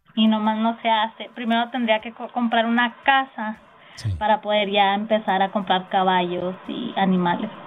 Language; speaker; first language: Spanish; early bilingual, heritage; Spanish